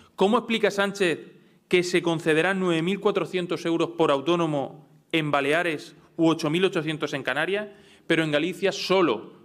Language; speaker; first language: Spanish; native; Spanish